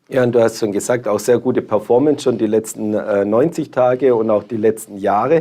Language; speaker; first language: German; native; German